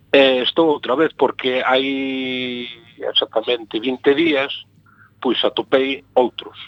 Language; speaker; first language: Galician; native; Galician